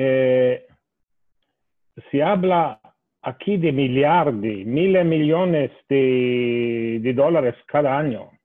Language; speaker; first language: Spanish; non-native, fluent; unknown